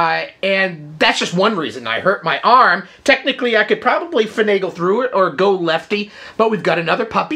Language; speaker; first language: English; native; English